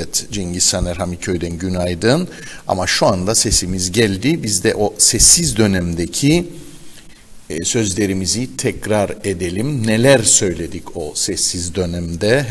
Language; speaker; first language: Turkish; native; Turkish